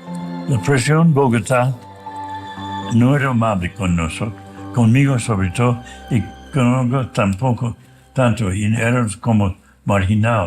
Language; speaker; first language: Spanish; non-native, fluent; English